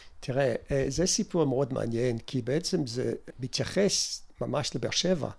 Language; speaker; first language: Hebrew; non-native, fluent; English